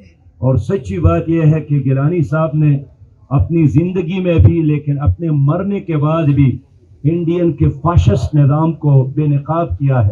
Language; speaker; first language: Urdu; non-native, local second language; Pashto